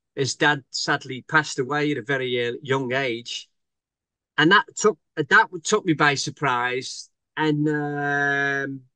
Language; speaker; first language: English; native; English